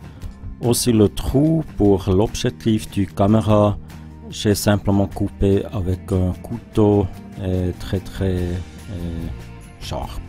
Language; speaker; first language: French; non-native, local second language; German